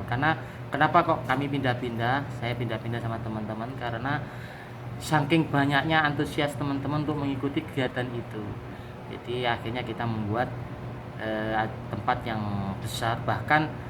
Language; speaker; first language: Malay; non-native, local second language; Javanese